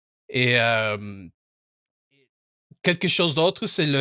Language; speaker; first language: French; non-native, fluent; English